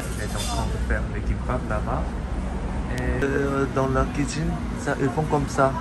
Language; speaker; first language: French; non-native, learner; Korean